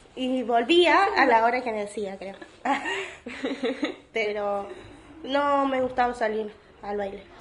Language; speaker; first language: Spanish; native; Spanish